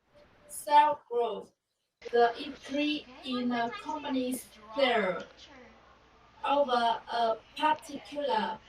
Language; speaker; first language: English; non-native, learner; Vietnamese